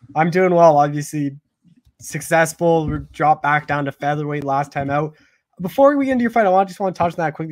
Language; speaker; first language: English; native; English